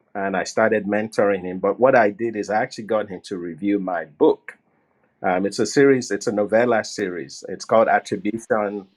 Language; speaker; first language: English; non-native, local second language; Yoruba